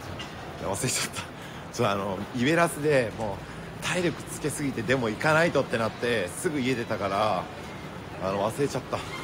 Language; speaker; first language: Japanese; native; Japanese